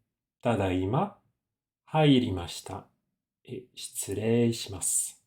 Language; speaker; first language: Japanese; non-native, fluent; French